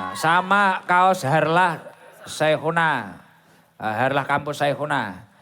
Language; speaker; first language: Indonesian; non-native, local second language; Javanese